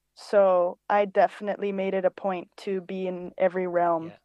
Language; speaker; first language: English; early bilingual, other home language; Greek